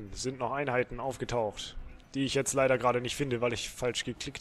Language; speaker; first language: German; native; German